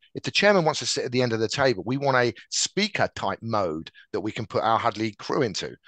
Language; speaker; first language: English; native; English